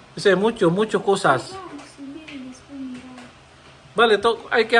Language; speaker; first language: Spanish; non-native, learner; Filipino